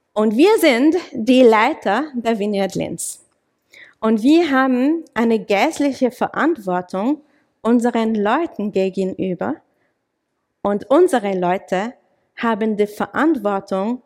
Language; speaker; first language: German; non-native, fluent; English